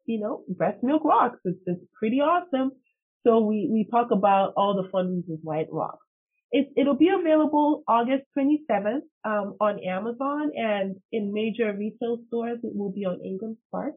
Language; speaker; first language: English; non-native, local second language; Igbo